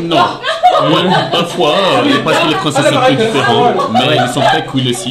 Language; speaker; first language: French; non-native, learner; Portuguese